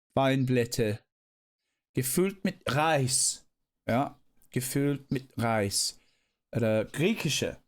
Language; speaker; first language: German; non-native, learner; English